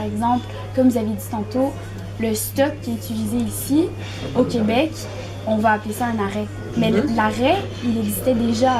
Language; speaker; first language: French; native; French